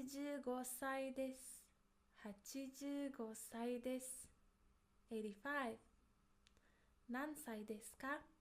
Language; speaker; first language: Japanese; non-native, fluent; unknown